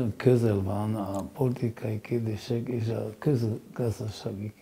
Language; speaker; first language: Hungarian; non-native, fluent; Slovak